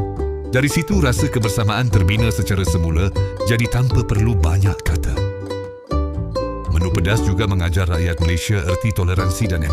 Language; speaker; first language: Malay; native; Malay